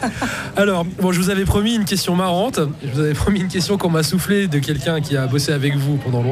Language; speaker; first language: French; native; French